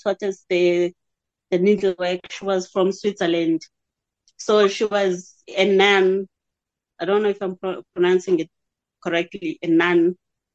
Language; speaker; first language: English; non-native, local second language; Xhosa